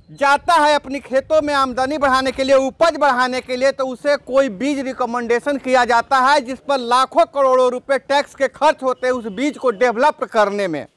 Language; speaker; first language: Hindi; native; Hindi